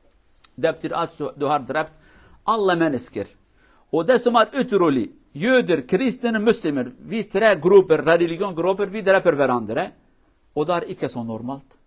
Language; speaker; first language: Norwegian; non-native, fluent; Kurdish